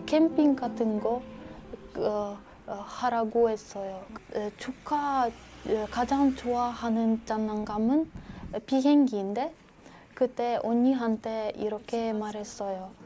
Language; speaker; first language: Korean; non-native, learner; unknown